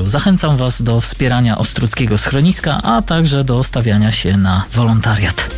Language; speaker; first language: Polish; native; Polish